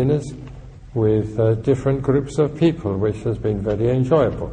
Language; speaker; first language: English; native; English